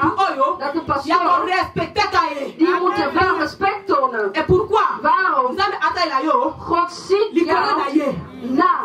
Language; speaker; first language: Dutch; non-native, fluent; Lingala